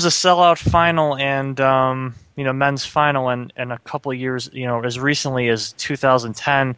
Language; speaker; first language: English; native; English